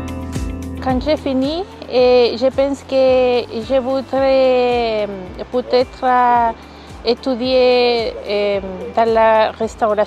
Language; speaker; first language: French; non-native, learner; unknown